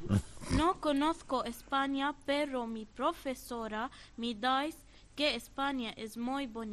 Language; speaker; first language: Spanish; non-native, learner; Arabic